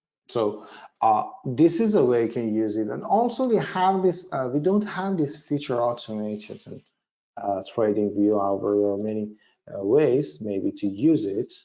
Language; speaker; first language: English; non-native, fluent; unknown